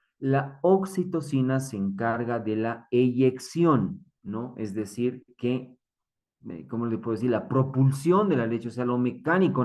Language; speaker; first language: Spanish; native; Spanish